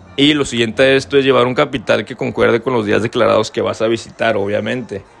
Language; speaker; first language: Spanish; native; Spanish